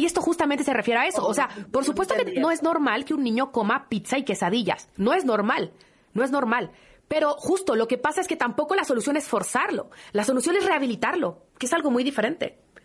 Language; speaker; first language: Spanish; native; Spanish